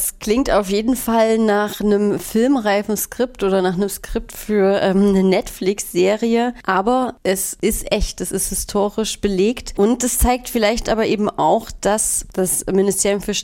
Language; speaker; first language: German; native; German